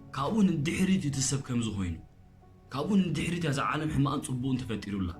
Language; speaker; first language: Tigrinya; early bilingual, heritage; Tigrinya